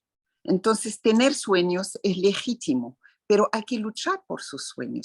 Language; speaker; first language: Spanish; non-native, fluent; Arabic